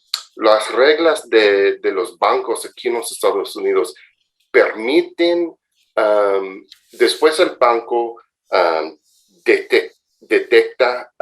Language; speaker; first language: Spanish; non-native, fluent; English